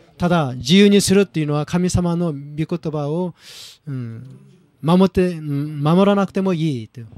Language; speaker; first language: Japanese; non-native, fluent; Korean